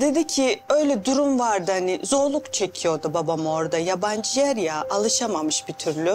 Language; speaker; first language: Turkish; non-native, fluent; Russian